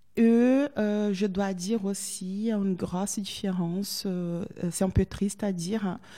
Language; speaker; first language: French; non-native, fluent; Portuguese